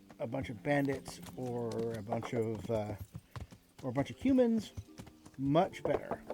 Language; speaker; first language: English; native; English